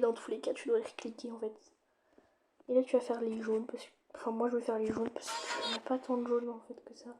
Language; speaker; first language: French; native; French